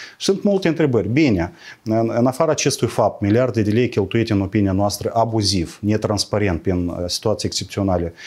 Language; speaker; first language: Romanian; native; Romanian